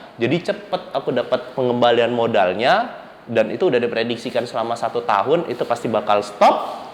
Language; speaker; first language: Indonesian; native; Indonesian